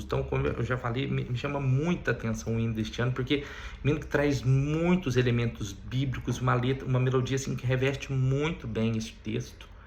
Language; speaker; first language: Portuguese; native; Portuguese